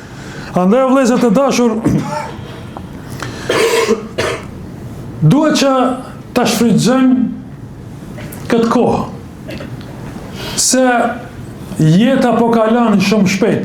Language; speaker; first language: Albanian; native; Albanian